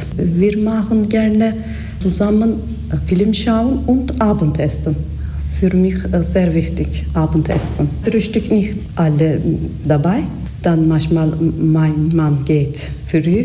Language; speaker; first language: German; non-native, learner; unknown